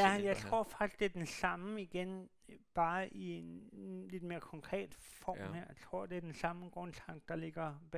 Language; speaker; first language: Danish; native; Danish